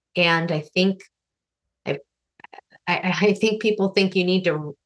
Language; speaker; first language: English; native; English